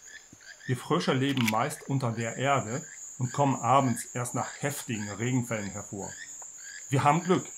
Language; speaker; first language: German; native; German